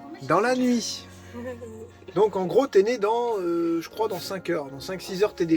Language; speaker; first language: French; native; French